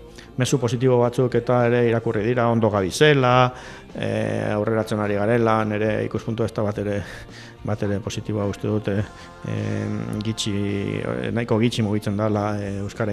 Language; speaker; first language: Basque; native; Basque